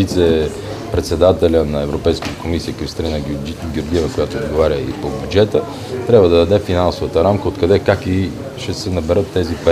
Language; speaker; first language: Bulgarian; native; Bulgarian